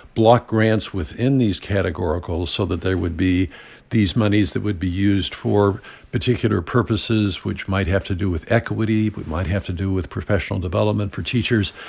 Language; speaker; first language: English; native; English